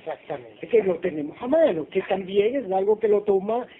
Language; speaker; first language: Spanish; native; Spanish